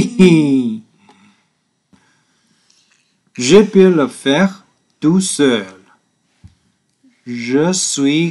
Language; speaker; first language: French; non-native, learner; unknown